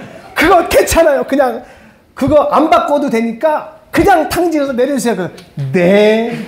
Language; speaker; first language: Korean; native; Korean